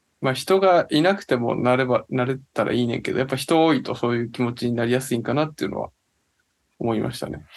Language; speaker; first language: Japanese; native; Japanese